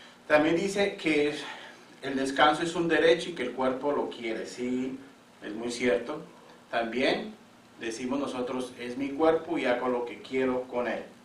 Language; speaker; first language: Spanish; native; Spanish